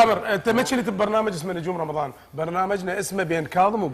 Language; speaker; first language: Arabic; native; Arabic